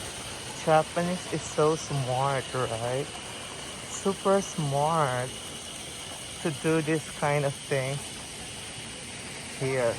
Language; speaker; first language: English; non-native, local second language; Filipino